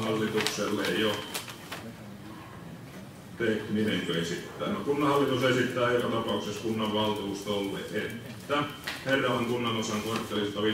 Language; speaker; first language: Finnish; native; Finnish